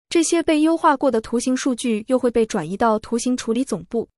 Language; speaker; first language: Chinese; native; Chinese